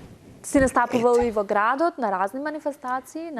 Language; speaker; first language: Macedonian; native; Macedonian